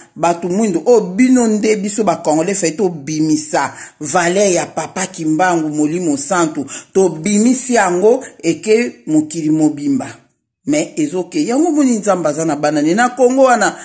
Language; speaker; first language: Lingala; non-native, local second language; Kongo